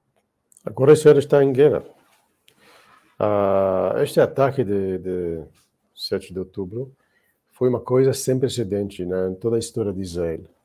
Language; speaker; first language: Portuguese; non-native, fluent; Hebrew